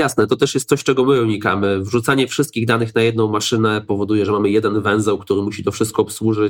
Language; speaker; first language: Polish; native; Polish